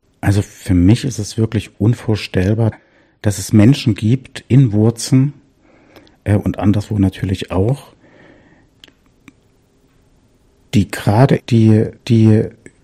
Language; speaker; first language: German; native; German